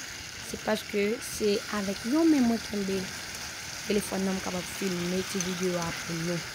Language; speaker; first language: French; non-native, learner; Haitian Creole